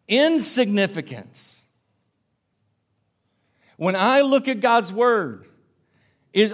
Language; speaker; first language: English; native; English